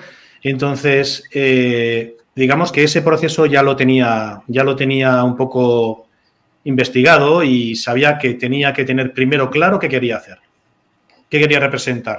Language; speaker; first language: Spanish; native; Spanish